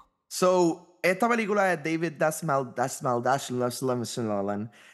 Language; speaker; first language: Spanish; native; Spanish